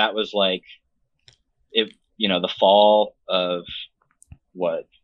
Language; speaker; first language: English; native; English